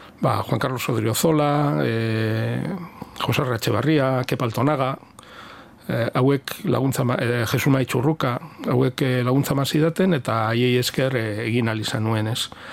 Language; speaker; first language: Basque; non-native, local second language; Spanish